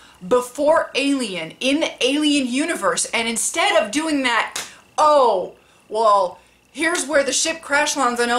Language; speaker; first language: English; native; English